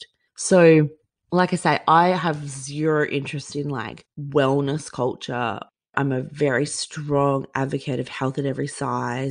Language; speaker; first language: English; native; English